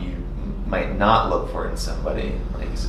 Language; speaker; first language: English; native; English